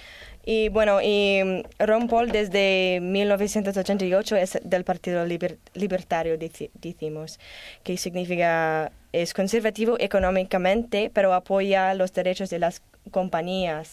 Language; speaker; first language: Spanish; non-native, learner; English